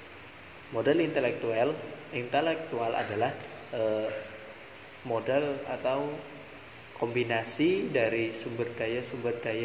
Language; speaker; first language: Indonesian; native; Indonesian